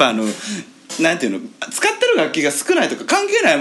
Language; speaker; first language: Japanese; native; Japanese